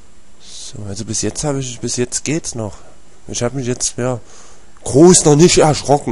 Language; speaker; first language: German; native; German